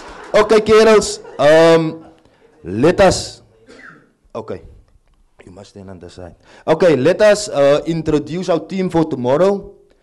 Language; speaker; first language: English; non-native, local second language; Afrikaans